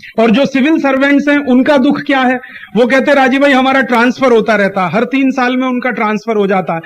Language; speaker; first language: Hindi; native; Hindi